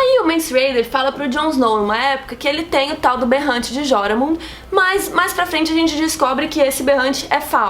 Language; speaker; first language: Portuguese; native; Portuguese